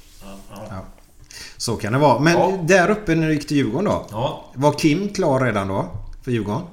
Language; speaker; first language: Swedish; native; Swedish